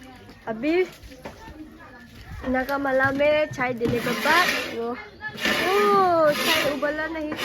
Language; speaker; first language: Hindi; non-native, local second language; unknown